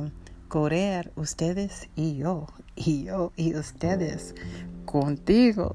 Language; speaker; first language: Spanish; non-native, learner; English